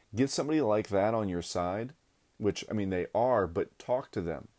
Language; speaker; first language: English; native; English